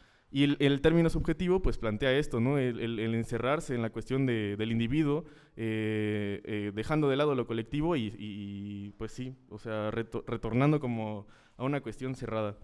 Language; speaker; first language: Spanish; native; Spanish